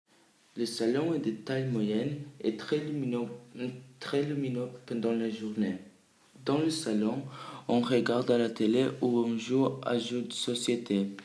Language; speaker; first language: French; early bilingual, other home language; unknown